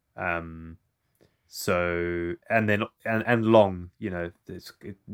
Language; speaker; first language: English; native; English